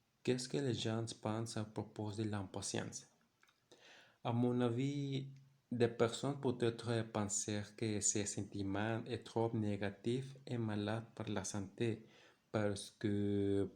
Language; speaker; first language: French; non-native, learner; Spanish